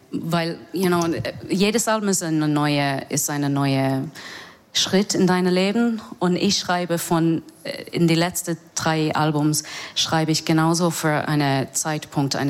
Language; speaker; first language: German; non-native, fluent; English